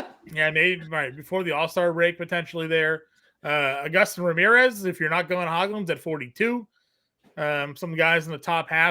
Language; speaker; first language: English; native; English